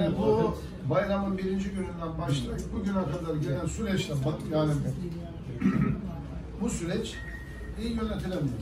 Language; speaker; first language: Turkish; native; Turkish